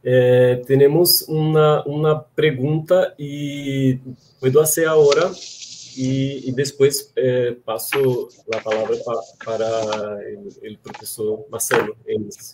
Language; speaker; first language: Spanish; non-native, fluent; Portuguese